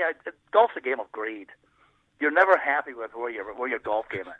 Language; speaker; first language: English; native; English